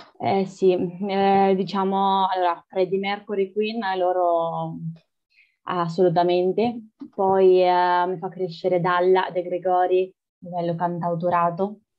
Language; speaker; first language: Italian; early bilingual, other home language; Lithuanian